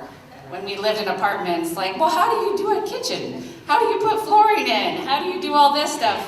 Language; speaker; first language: English; native; English